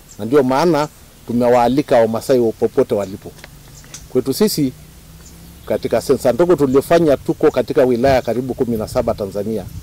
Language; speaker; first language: Swahili; non-native, local second language; Masai